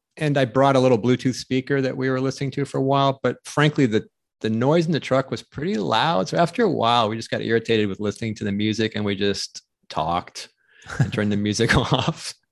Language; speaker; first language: English; native; English